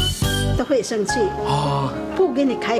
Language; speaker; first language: Chinese; non-native, fluent; Filipino